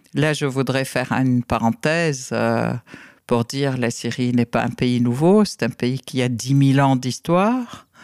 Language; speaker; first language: French; non-native, fluent; Arabic